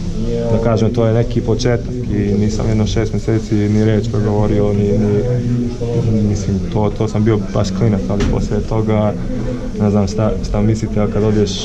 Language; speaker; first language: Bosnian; early bilingual, heritage; Croatian